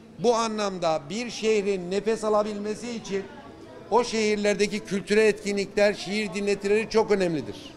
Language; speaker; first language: Turkish; native; Turkish